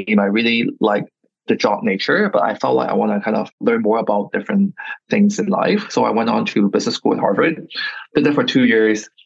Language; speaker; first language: English; non-native, local second language; Cantonese